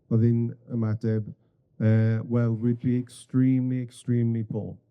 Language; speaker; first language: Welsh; non-native, fluent; English